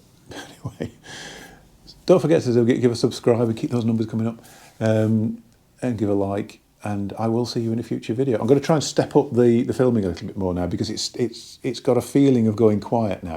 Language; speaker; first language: English; native; English